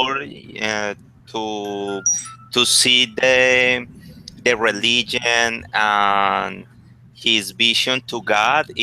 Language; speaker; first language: English; non-native, learner; Spanish